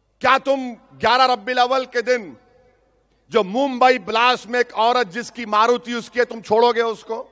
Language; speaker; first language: Hindi; non-native, local second language; Urdu